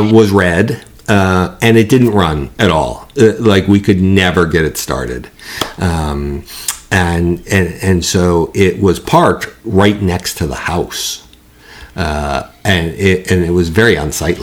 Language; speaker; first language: English; native; English